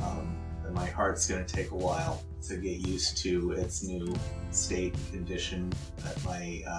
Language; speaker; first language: English; native; English